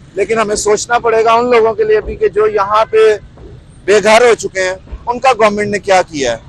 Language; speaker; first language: Urdu; non-native, local second language; Punjabi